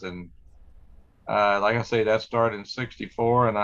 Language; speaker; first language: English; native; English